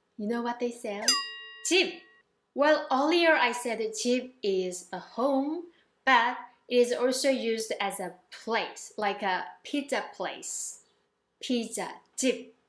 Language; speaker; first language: English; non-native, fluent; Korean